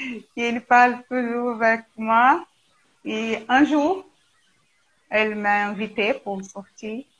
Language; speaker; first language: French; non-native, learner; Portuguese